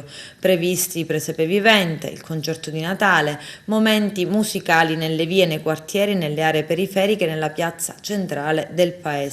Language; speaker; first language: Italian; native; Italian